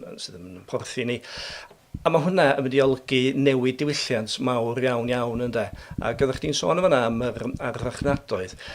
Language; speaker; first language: Welsh; native; Welsh